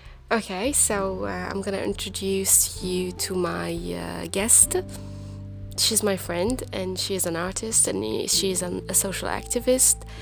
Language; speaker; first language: English; non-native, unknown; Arabic